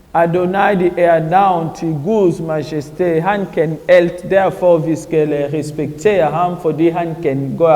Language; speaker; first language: Danish; non-native, learner; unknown